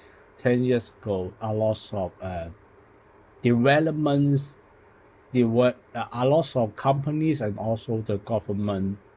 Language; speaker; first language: English; non-native, local second language; Cantonese